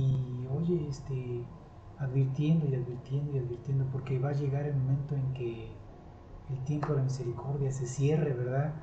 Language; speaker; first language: Spanish; native; Spanish